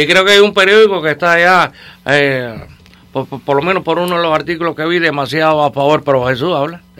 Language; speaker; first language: Spanish; native; Spanish